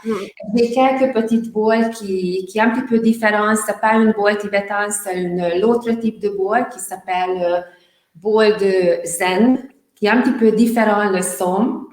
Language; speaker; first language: French; non-native, learner; Hungarian